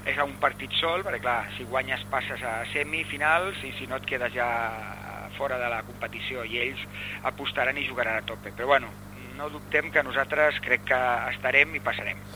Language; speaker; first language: Catalan; non-native, local second language; Spanish